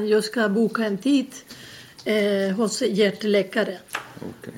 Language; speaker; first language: Swedish; non-native, learner; Spanish